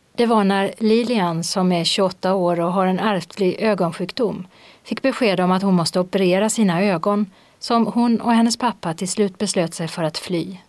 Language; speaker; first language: Swedish; native; Swedish